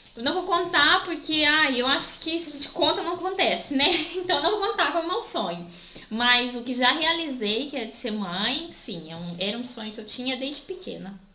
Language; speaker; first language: Portuguese; native; Portuguese